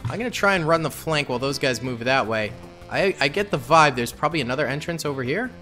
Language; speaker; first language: English; native; English